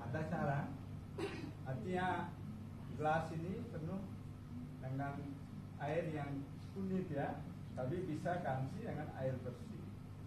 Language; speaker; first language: Indonesian; non-native, fluent; Bangla